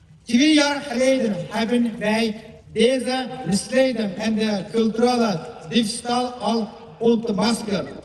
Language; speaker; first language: Dutch; non-native, learner; Uyghur